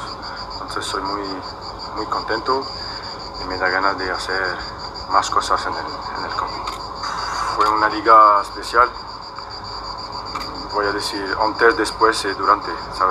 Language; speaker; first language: Spanish; non-native, fluent; French